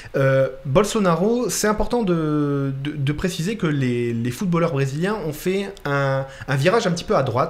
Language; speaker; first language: French; native; French